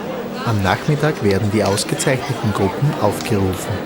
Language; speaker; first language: German; native; German